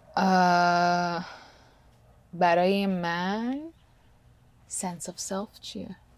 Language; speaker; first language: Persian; early bilingual, heritage; Persian